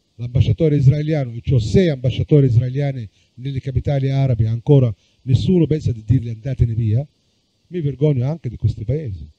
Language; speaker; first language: Italian; non-native, fluent; Arabic